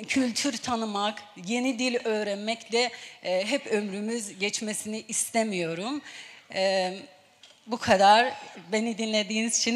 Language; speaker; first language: Turkish; non-native, fluent; Persian